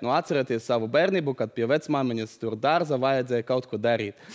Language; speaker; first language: Latvian; native; Latvian